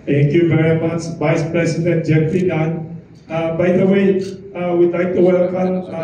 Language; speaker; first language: English; non-native, local second language; Filipino